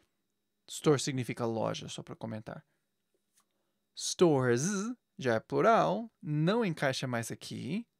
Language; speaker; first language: Portuguese; non-native, fluent; English